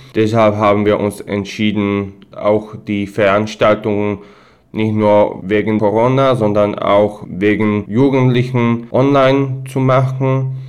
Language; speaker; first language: German; non-native, fluent; Slovak